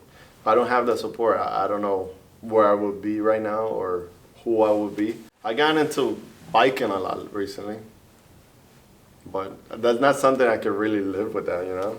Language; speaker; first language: English; early bilingual, other home language; Spanish